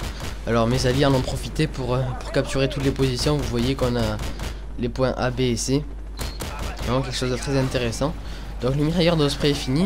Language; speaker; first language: French; native; French